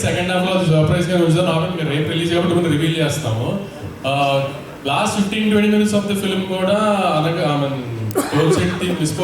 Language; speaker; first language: Telugu; native; Telugu